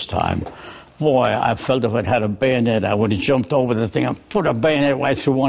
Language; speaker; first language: English; early bilingual, other home language; Yiddish